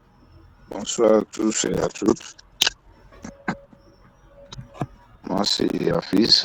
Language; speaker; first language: French; non-native, learner; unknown